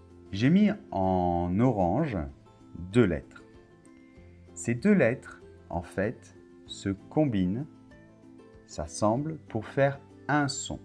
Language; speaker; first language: French; native; French